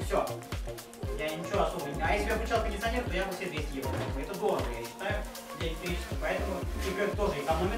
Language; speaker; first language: Russian; native; Russian